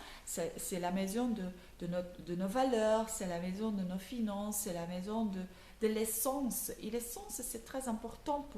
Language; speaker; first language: French; non-native, learner; Dutch